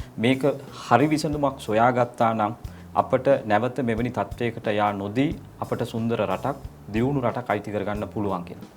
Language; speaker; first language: Sinhala; non-native, local second language; Tamil